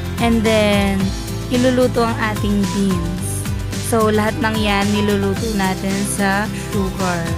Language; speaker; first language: Filipino; non-native, local second language; Pampanga